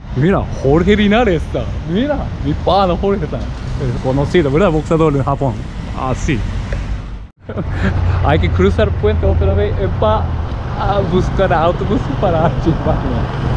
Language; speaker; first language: Spanish; non-native, learner; Japanese